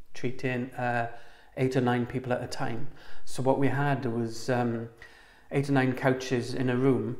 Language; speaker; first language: English; native; English